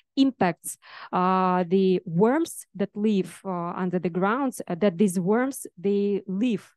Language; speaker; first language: English; non-native, fluent; Russian